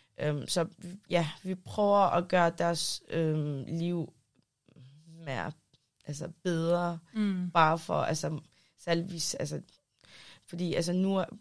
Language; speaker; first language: Danish; early bilingual, other home language; Arabic